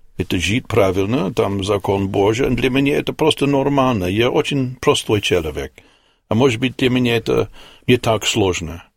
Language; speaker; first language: Russian; non-native, learner; English